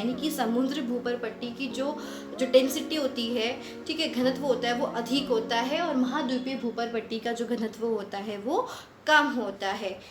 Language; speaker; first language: Hindi; native; Hindi